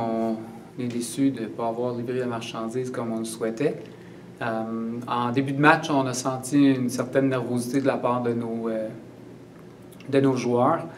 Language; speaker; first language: French; native; French